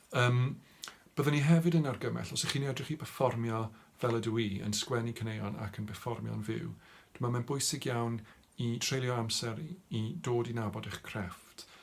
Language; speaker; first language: Welsh; non-native, local second language; English